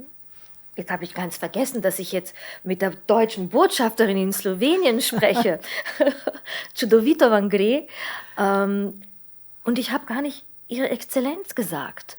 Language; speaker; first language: German; non-native, fluent; Slovenian